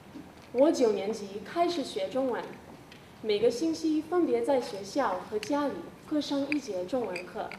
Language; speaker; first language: Chinese; non-native, learner; English